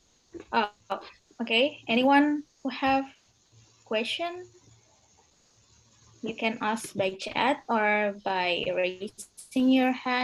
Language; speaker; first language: English; non-native, fluent; Indonesian